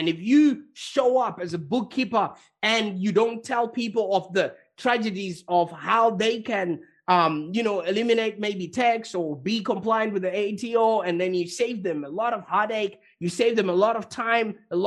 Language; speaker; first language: English; non-native, local second language; Shona